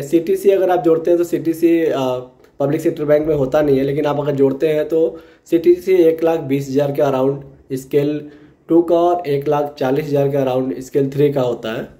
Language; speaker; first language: Hindi; native; Hindi